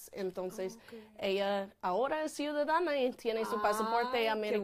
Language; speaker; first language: Spanish; non-native, fluent; English